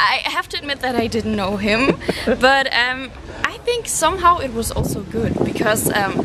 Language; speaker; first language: English; non-native, fluent; German